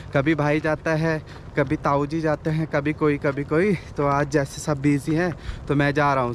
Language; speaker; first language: Hindi; native; Hindi